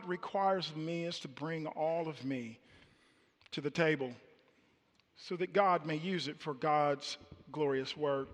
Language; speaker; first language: English; native; English